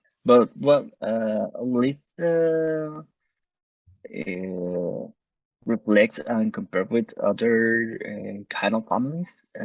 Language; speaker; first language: English; non-native, learner; Spanish